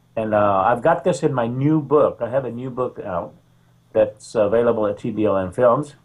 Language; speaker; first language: English; native; English